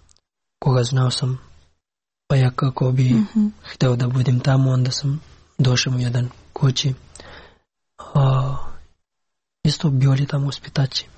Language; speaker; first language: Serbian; non-native, learner; Pashto